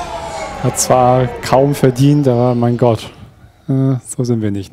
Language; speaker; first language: German; native; German